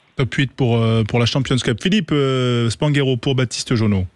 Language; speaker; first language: French; native; French